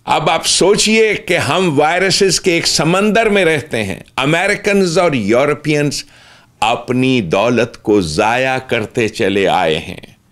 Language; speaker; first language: Urdu; native; Urdu